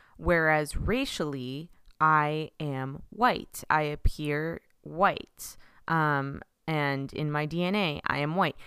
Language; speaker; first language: English; early bilingual, other home language; Spanish